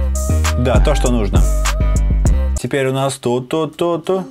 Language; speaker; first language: Russian; native; Russian